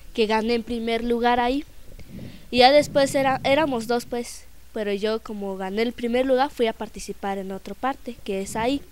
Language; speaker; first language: Spanish; non-native, local second language; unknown